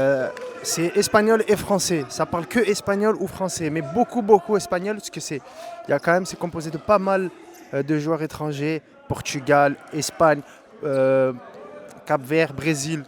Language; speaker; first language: French; native; French